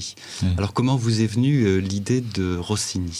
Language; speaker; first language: French; native; French